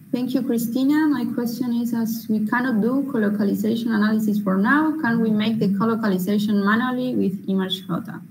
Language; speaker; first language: English; non-native, fluent; Spanish